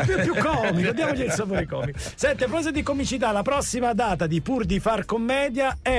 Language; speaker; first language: Italian; native; Italian